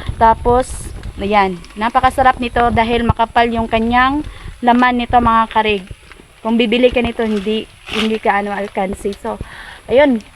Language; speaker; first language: Filipino; non-native, local second language; Cebuano